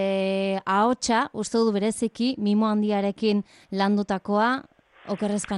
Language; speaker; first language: Basque; native; Basque